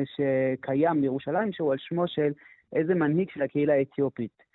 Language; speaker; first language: Hebrew; non-native, fluent; French